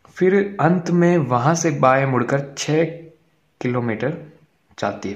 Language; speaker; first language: Hindi; native; Hindi